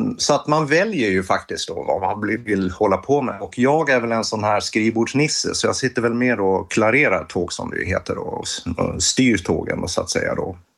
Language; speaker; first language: Swedish; native; Swedish